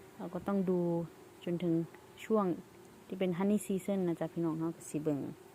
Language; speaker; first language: Thai; native; Thai